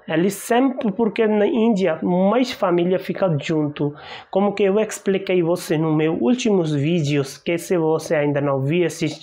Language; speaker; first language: Portuguese; non-native, learner; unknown